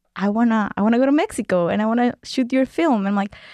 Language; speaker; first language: English; non-native, fluent; Spanish